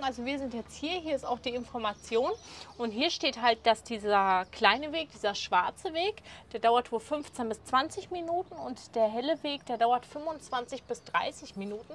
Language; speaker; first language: German; native; German